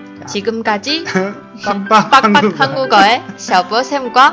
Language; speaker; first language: Korean; non-native, fluent; Chinese